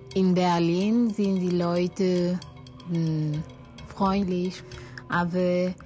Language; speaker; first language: German; non-native, learner; French